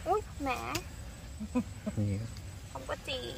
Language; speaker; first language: Vietnamese; non-native, learner; Thai